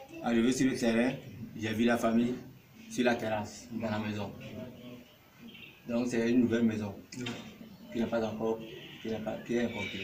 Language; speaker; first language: French; non-native, local second language; Ewe